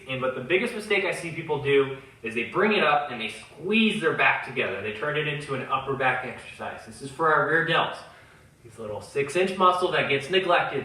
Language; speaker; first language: English; native; English